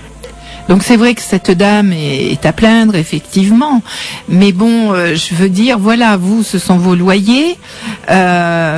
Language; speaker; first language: French; native; French